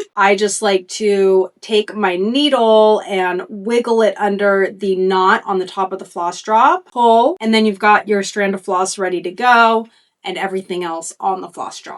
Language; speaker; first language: English; native; English